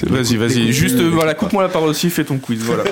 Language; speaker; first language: French; native; French